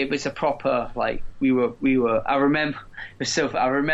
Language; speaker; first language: English; native; English